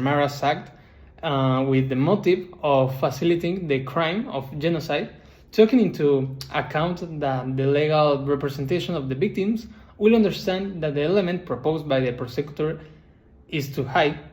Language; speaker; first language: English; non-native, learner; Spanish